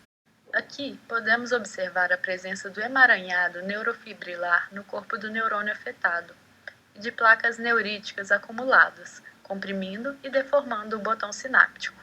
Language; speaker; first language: Portuguese; native; Portuguese